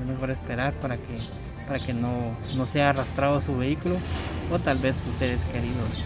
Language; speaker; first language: Spanish; native; Spanish